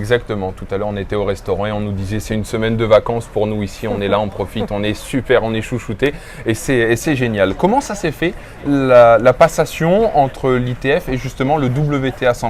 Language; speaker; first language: French; native; French